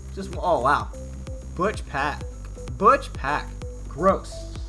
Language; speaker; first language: English; native; English